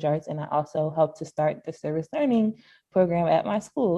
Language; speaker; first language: English; native; English